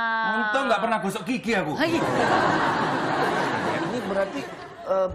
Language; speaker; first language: Indonesian; native; Indonesian